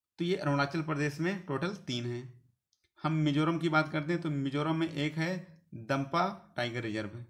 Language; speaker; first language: Hindi; native; Hindi